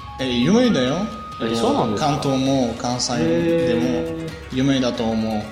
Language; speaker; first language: Japanese; non-native, learner; Bulgarian